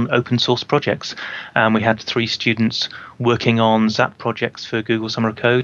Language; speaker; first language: English; native; English